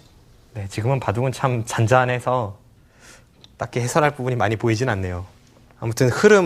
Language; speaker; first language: Korean; native; Korean